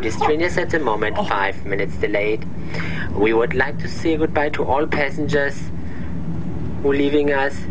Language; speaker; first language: English; non-native, learner; German